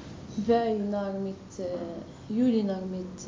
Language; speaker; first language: Dutch; non-native, learner; Arabic